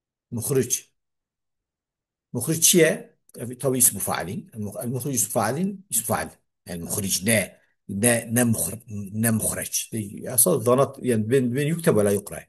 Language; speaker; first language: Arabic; non-native, learner; Kurdish